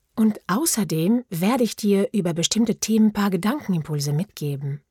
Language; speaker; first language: German; non-native, fluent; French